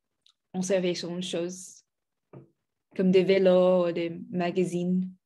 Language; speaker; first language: French; non-native, learner; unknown